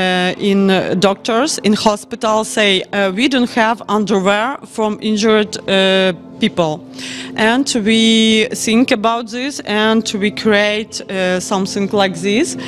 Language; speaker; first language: English; non-native, learner; Ukrainian